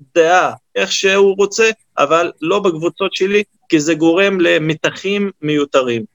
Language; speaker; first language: Hebrew; non-native, local second language; Arabic